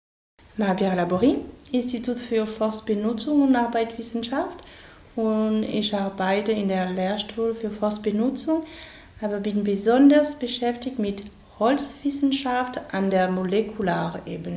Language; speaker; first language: German; non-native, fluent; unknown